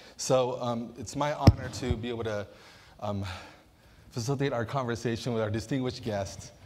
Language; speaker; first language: English; native; English